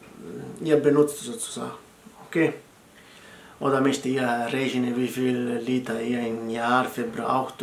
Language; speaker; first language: German; non-native, fluent; Italian